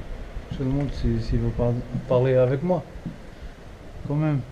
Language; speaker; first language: French; non-native, fluent; Portuguese